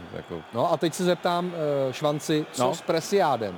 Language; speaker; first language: Czech; native; Czech